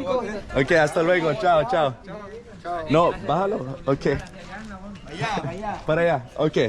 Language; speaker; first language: Spanish; non-native, learner; English